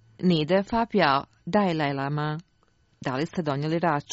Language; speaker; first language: Croatian; native; Croatian